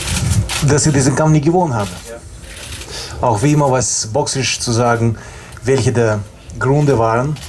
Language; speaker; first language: German; non-native, fluent; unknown